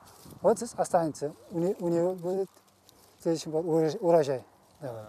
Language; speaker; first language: Russian; non-native, learner; Uzbek